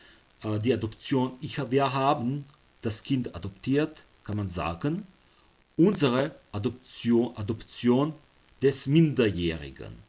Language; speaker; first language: German; non-native, fluent; Serbian